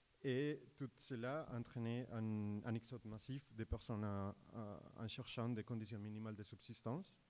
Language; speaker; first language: French; non-native, fluent; Spanish